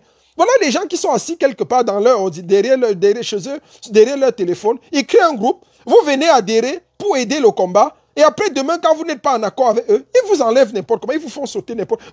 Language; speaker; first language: French; native; French